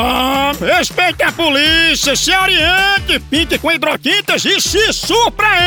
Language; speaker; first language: Portuguese; native; Portuguese